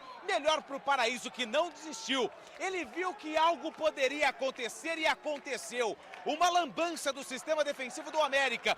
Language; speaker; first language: Portuguese; native; Portuguese